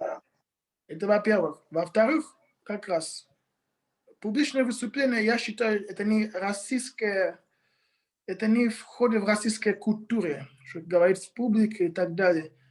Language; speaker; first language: Russian; non-native, fluent; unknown